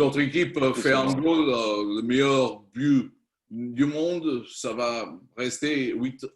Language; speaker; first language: French; non-native, learner; Spanish